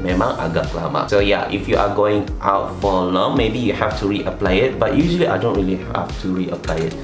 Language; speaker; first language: English; non-native, local second language; Malay